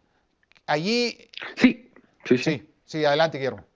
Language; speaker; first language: Spanish; native; Spanish